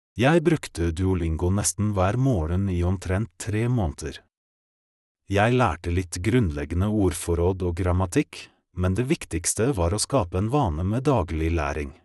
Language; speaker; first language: Norwegian; non-native, learner; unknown